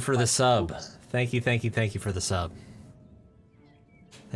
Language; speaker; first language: English; native; English